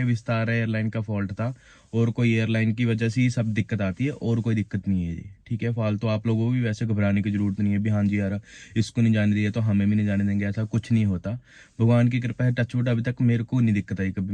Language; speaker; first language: Hindi; native; Hindi